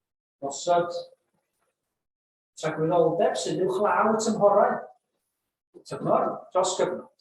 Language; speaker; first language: Welsh; native; Welsh